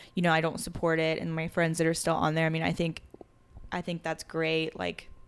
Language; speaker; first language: English; early bilingual, other home language; French